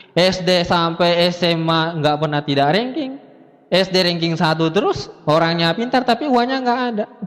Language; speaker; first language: Indonesian; native; Indonesian